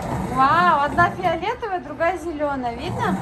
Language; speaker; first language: Russian; early bilingual, heritage; Russian